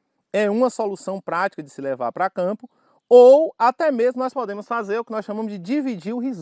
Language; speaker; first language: Portuguese; native; Portuguese